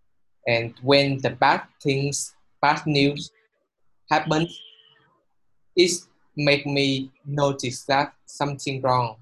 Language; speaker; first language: English; non-native, learner; Vietnamese